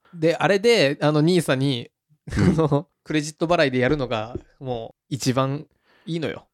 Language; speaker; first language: Japanese; native; Japanese